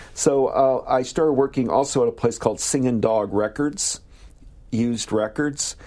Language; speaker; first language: English; native; English